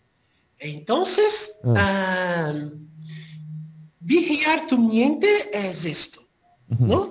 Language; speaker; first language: Spanish; non-native, learner; Portuguese